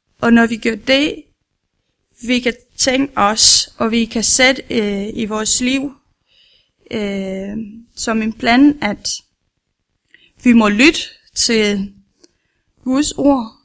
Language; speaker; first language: Danish; non-native, learner; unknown